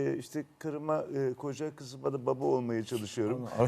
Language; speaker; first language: Turkish; native; Turkish